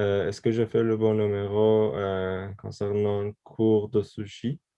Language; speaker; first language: French; non-native, learner; Persian